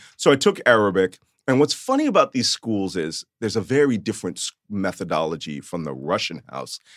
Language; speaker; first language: English; early bilingual, other home language; Yiddish